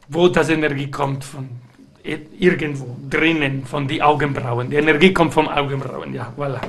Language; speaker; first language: German; non-native, fluent; Spanish